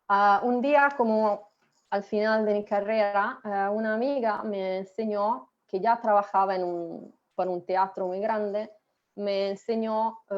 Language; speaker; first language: Spanish; non-native, fluent; Italian